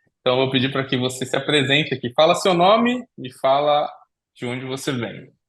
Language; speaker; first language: Portuguese; native; Portuguese